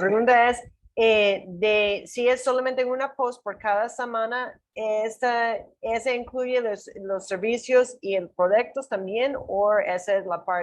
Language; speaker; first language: Spanish; non-native, learner; English